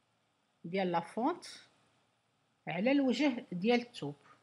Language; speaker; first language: Arabic; native; Arabic